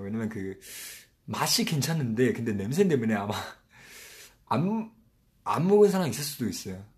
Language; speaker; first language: Korean; non-native, fluent; Chinese